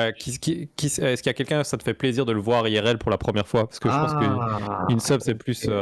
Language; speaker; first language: French; native; French